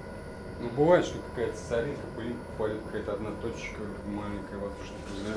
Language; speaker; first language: Russian; native; Russian